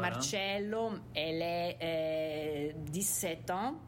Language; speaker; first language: French; non-native, fluent; Italian